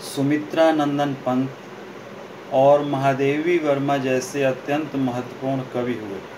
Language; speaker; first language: Hindi; native; Hindi